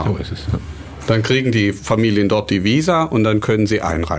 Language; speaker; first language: German; native; German